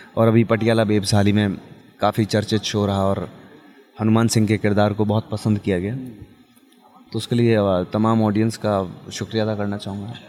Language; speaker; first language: Hindi; native; Hindi